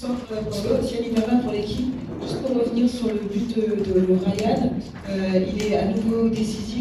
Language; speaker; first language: French; native; French